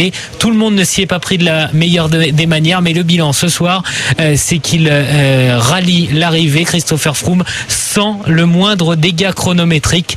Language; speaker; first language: French; native; French